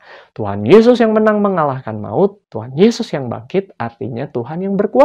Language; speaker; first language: Indonesian; native; Indonesian